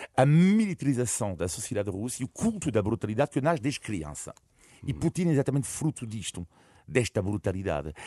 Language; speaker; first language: Portuguese; non-native, fluent; French